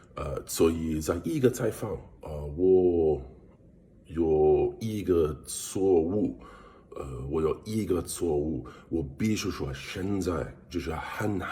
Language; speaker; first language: Chinese; non-native, learner; English